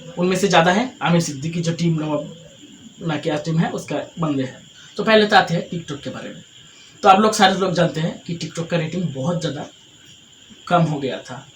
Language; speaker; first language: Hindi; non-native, local second language; Bangla